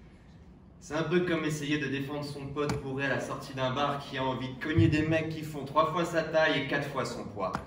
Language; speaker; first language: French; native; French